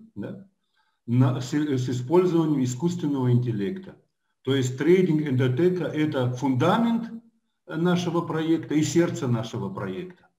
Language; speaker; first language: Russian; native; Russian